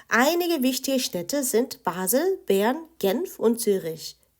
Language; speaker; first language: German; non-native, fluent; Korean